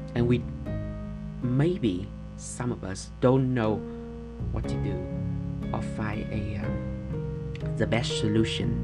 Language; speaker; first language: English; non-native, fluent; Vietnamese